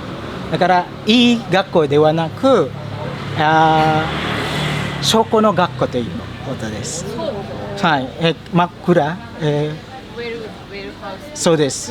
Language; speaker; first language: Japanese; non-native, fluent; Indonesian